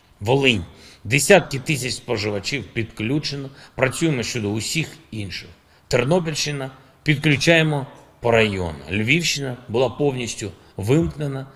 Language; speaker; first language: Ukrainian; non-native, local second language; Russian